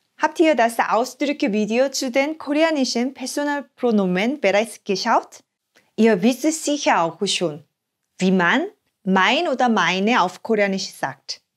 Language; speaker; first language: German; non-native, fluent; Korean